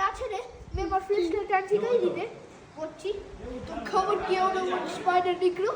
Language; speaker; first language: Gujarati; early bilingual, heritage; Gujarati